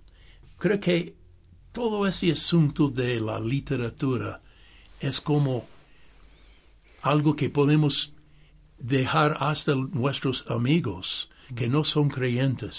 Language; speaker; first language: Spanish; non-native, fluent; English